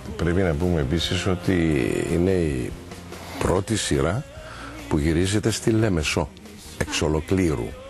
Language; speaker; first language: Greek; early bilingual, heritage; Greek